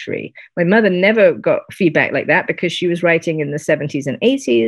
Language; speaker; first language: English; native; English